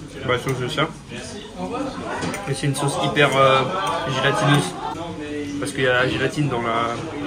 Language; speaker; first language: French; native; French